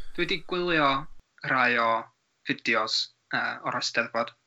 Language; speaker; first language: Welsh; non-native, learner; English